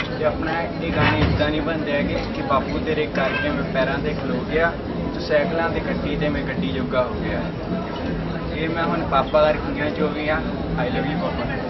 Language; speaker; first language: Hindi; non-native, local second language; Punjabi